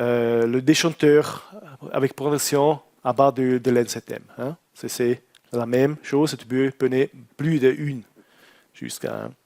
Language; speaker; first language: French; non-native, learner; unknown